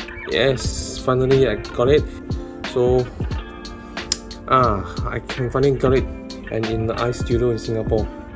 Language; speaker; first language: English; non-native, local second language; Chinese